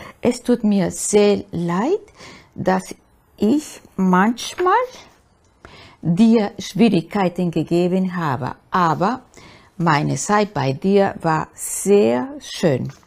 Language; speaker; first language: German; non-native, fluent; Spanish